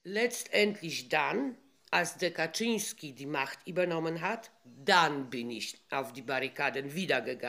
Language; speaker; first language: German; non-native, fluent; Polish